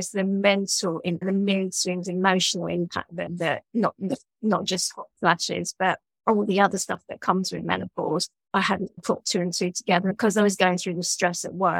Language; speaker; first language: English; native; English